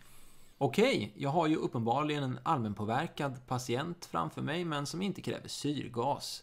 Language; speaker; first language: Swedish; native; Swedish